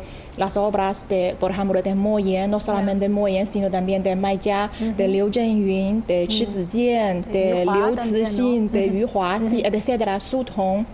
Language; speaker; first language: Spanish; non-native, fluent; Chinese